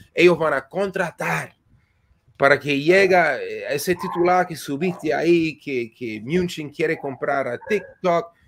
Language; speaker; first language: Spanish; non-native, fluent; English